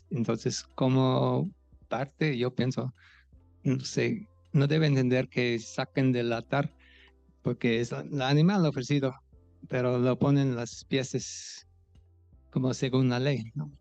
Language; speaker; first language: Spanish; non-native, fluent; English